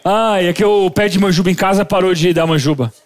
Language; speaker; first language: Portuguese; native; Portuguese